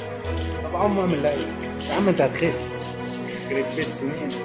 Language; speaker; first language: Arabic; native; Arabic